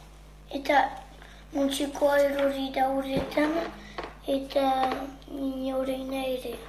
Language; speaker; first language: Basque; non-native, local second language; French